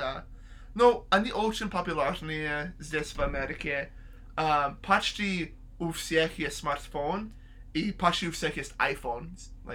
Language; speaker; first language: Russian; non-native, learner; English